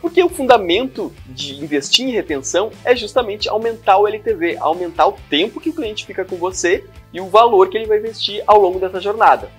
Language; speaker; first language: Portuguese; native; Portuguese